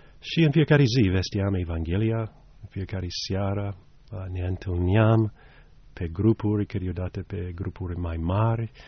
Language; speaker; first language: Romanian; non-native, fluent; English